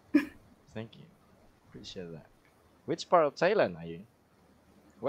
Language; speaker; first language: English; non-native, learner; Indonesian